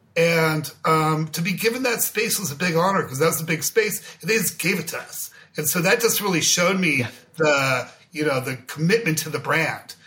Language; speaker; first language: English; native; English